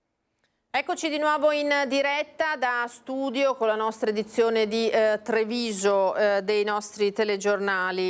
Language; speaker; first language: Italian; native; Italian